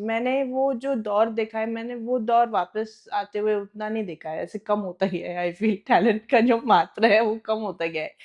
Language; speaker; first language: Hindi; non-native, fluent; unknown